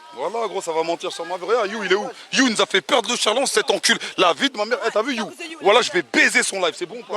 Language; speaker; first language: French; native; French